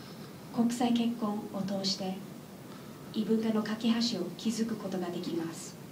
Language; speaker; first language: Japanese; non-native, learner; English